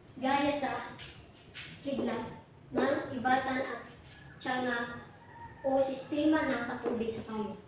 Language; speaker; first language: Filipino; non-native, local second language; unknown